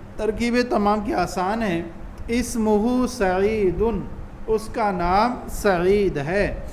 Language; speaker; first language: Urdu; native; Urdu